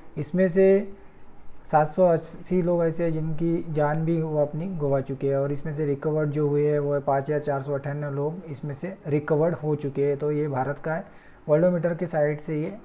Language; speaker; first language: Hindi; non-native, local second language; Marathi